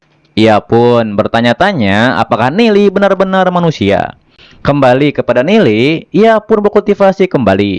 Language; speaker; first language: Indonesian; native; Indonesian